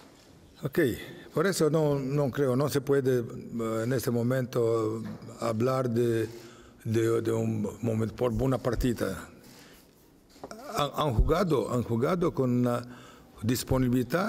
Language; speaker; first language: Italian; non-native, fluent; Romanian